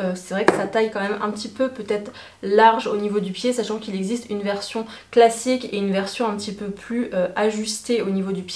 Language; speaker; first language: French; native; French